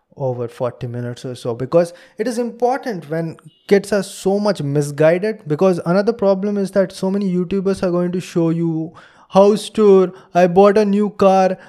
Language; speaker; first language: English; non-native, local second language; Hindi